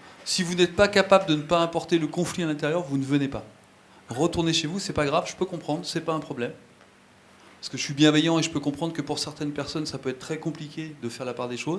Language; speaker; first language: French; native; French